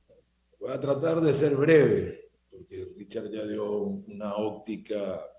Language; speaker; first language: Spanish; native; Spanish